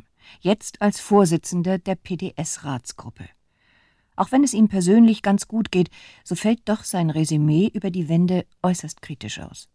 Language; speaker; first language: German; native; German